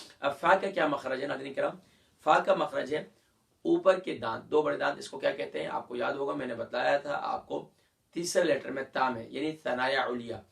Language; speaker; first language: Urdu; native; Urdu